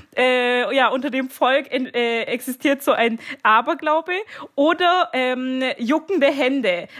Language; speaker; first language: German; native; German